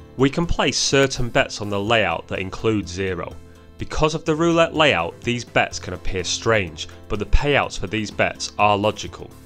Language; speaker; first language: English; native; English